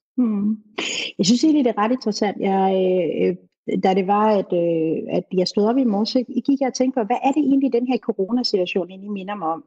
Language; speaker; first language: Danish; native; Danish